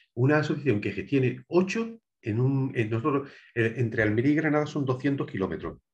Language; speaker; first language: Spanish; native; Spanish